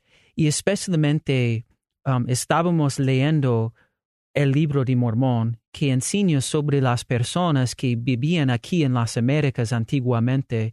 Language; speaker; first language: Spanish; non-native, learner; English